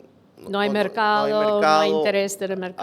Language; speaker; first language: Spanish; non-native, fluent; English